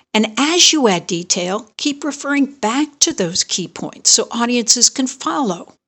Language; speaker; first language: English; native; English